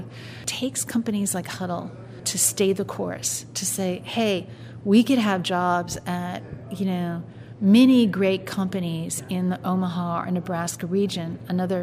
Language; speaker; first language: English; native; English